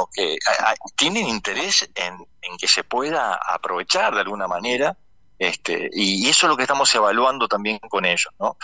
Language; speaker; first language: Spanish; native; Spanish